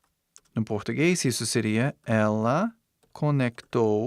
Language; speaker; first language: Portuguese; non-native, fluent; English